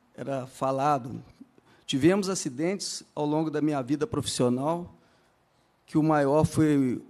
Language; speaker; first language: Portuguese; native; Portuguese